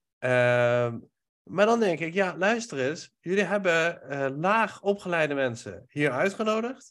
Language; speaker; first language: Dutch; early bilingual, other home language; Persian